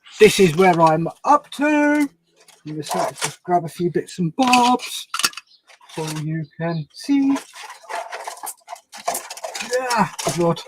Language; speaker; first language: English; native; English